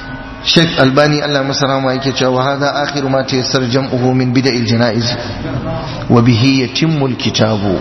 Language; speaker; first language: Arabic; non-native, fluent; Hausa